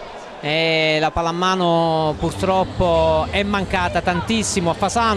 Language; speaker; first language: Italian; native; Italian